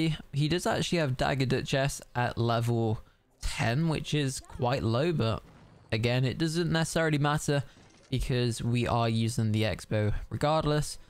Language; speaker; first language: English; native; English